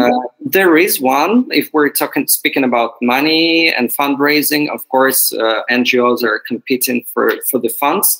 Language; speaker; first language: English; non-native, fluent; Ukrainian